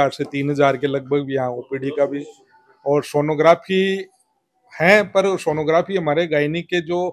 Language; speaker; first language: Hindi; native; Hindi